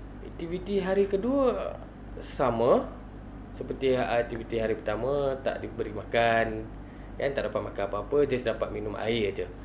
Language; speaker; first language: Malay; native; Malay